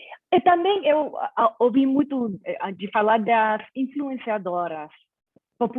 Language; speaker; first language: Portuguese; non-native, fluent; Spanish